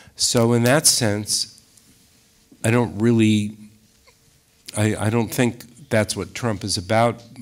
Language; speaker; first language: English; native; English